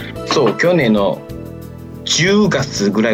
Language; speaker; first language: Japanese; non-native, fluent; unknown